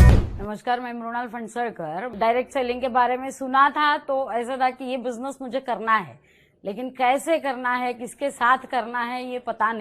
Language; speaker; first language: Hindi; non-native, local second language; Marathi